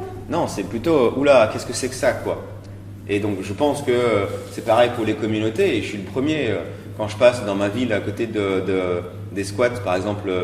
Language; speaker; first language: French; native; French